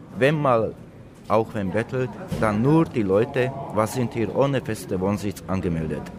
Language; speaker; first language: German; non-native, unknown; Slovak